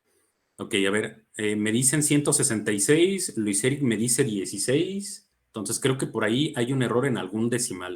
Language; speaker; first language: Spanish; native; Spanish